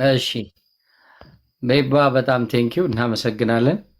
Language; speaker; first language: Amharic; native; Amharic